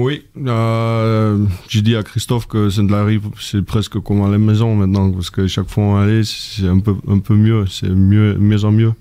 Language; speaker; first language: French; non-native, fluent; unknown